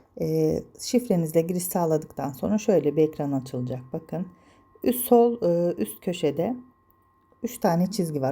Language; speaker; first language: Turkish; native; Turkish